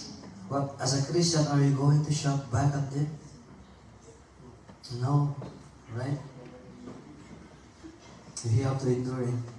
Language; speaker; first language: English; non-native, local second language; Filipino